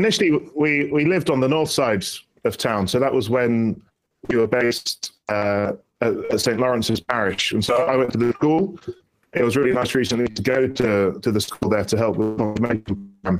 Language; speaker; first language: English; native; English